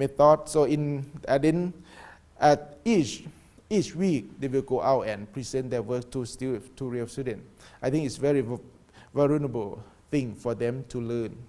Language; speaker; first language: English; non-native, learner; Thai